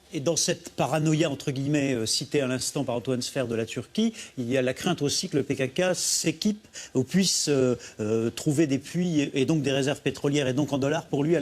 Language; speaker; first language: French; native; French